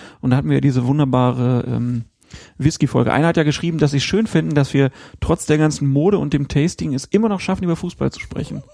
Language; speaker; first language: German; native; German